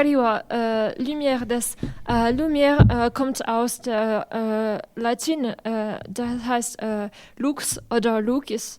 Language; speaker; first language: German; non-native, learner; French